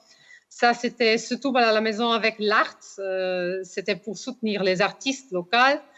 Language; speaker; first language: French; non-native, fluent; Portuguese